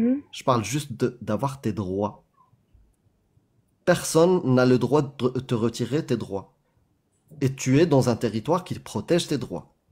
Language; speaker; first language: French; native; French